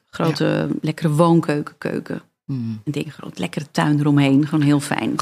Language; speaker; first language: Dutch; native; Dutch